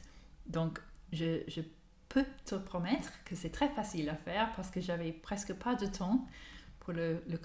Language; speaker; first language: French; non-native, learner; English